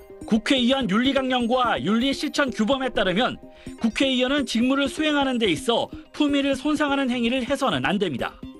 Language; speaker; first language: Korean; native; Korean